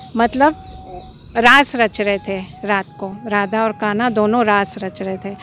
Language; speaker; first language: Hindi; non-native, local second language; Marathi